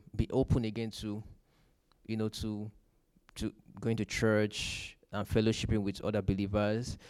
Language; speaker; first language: English; non-native, local second language; Yoruba